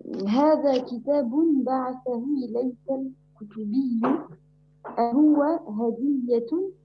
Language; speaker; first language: Arabic; non-native, learner; French